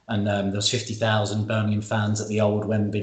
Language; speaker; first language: English; native; English